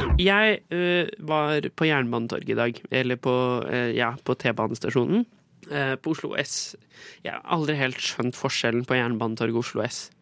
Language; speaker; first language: Norwegian; native; Norwegian